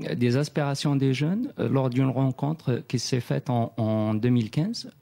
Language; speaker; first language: French; non-native, local second language; Kabyle